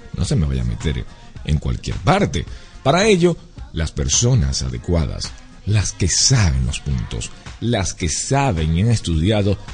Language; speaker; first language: Spanish; native; Spanish